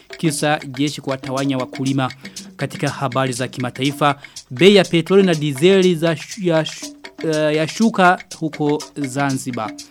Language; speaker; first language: Swahili; non-native, local second language; Rundi